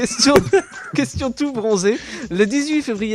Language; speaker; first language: French; native; French